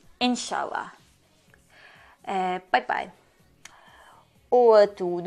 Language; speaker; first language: Turkish; non-native, learner; Bosnian